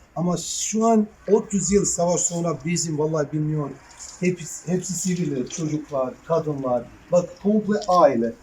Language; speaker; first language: Turkish; non-native, learner; Bosnian